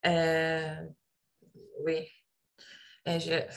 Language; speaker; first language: French; non-native, learner; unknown